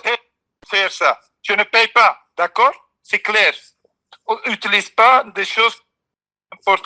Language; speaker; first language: French; non-native, learner; Dutch